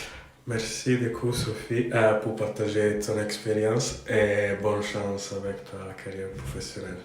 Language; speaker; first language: French; non-native, fluent; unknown